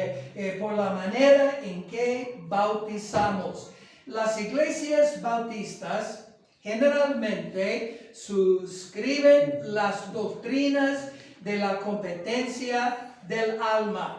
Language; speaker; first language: Spanish; non-native, fluent; English